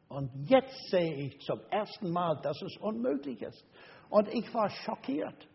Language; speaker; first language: German; non-native, fluent; English